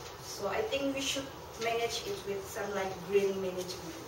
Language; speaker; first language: English; non-native, learner; Indonesian